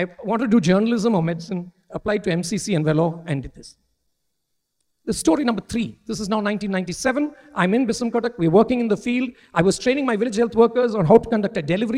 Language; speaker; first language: English; non-native, local second language; Malayalam